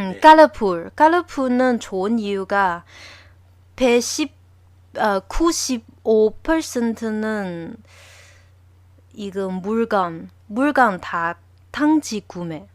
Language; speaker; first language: Korean; non-native, learner; Chinese